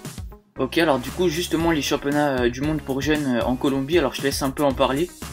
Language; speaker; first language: French; native; French